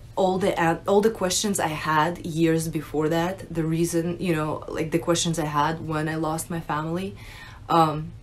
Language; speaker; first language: English; early bilingual, other home language; Russian